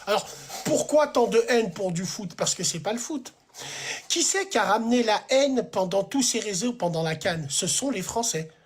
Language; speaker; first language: French; early bilingual, other home language; Arabic